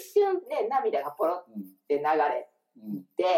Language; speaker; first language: Japanese; native; Japanese